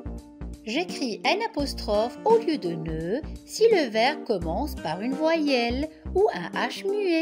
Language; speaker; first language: French; non-native, local second language; Arabic